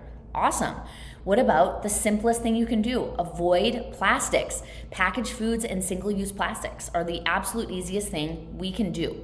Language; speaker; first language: English; native; English